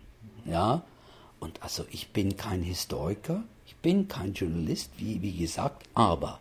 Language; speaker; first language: German; non-native, fluent; English